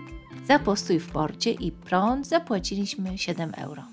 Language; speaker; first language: Polish; native; Polish